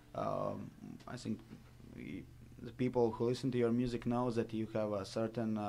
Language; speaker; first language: English; non-native, fluent; Latvian